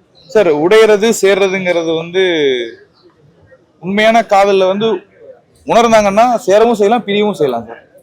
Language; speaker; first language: Tamil; native; Tamil